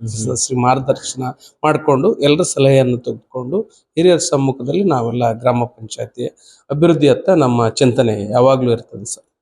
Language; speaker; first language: Kannada; native; Kannada